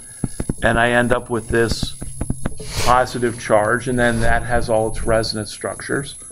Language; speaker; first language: English; native; English